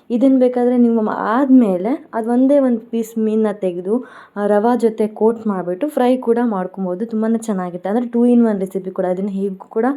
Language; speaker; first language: Kannada; non-native, local second language; Konkani